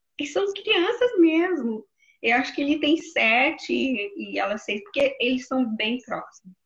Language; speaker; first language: Portuguese; native; Portuguese